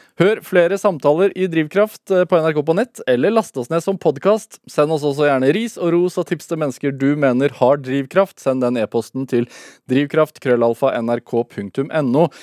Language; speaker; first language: Norwegian; native; Norwegian